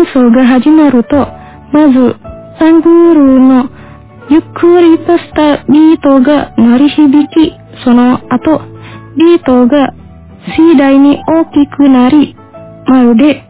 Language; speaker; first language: Japanese; non-native, fluent; Indonesian